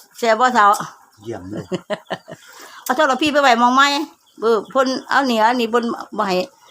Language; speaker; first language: Thai; native; Thai